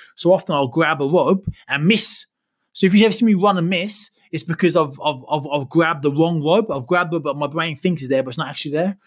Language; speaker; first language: English; native; English